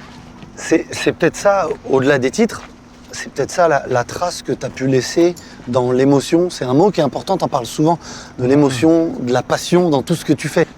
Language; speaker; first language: French; native; French